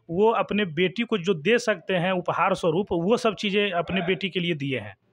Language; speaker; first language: Hindi; native; Hindi